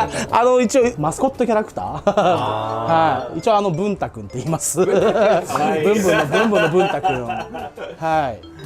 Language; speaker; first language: Japanese; native; Japanese